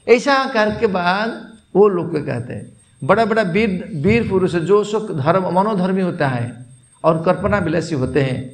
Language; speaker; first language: Hindi; non-native, local second language; Odia